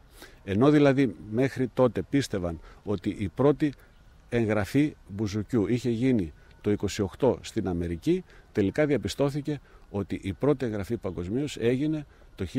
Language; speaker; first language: Greek; native; Greek